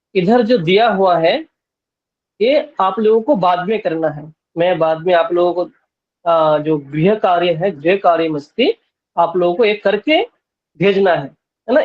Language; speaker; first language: Hindi; non-native, local second language; Bangla